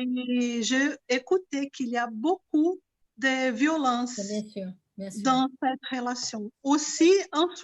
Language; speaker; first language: French; non-native, learner; Portuguese